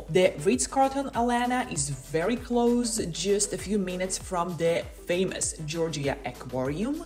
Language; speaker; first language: English; non-native, fluent; Hebrew